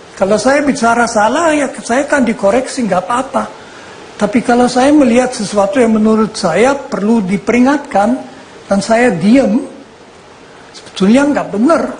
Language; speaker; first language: Indonesian; non-native, fluent; German